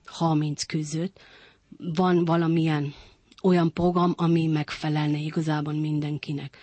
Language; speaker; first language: Hungarian; early bilingual, heritage; Hungarian